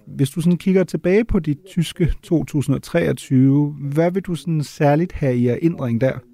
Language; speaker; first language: Danish; native; Danish